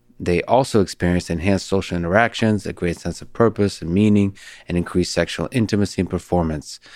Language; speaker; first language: English; early bilingual, other home language; Russian